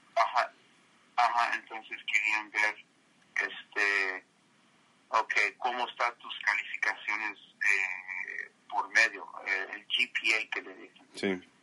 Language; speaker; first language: Spanish; early bilingual, heritage; Spanish